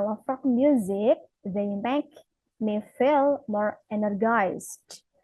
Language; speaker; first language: English; non-native, fluent; Indonesian